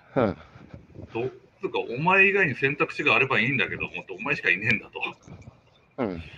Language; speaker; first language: Japanese; native; Japanese